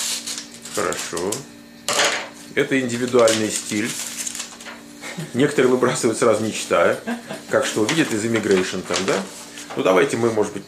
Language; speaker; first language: Russian; native; Russian